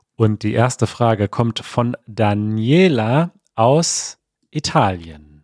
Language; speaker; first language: German; native; German